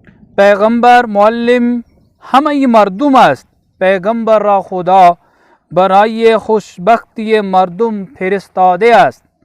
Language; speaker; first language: Persian; non-native, fluent; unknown